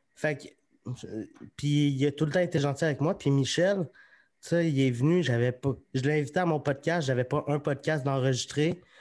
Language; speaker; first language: French; native; French